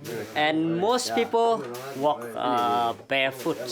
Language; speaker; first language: English; non-native, learner; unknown